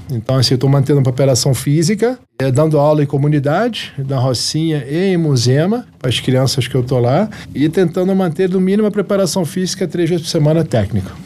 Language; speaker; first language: Portuguese; early bilingual, heritage; Arabic